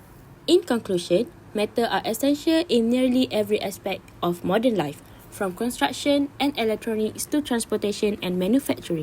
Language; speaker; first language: English; non-native, local second language; Malay